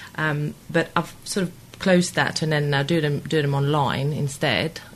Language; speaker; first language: English; non-native, fluent; Swedish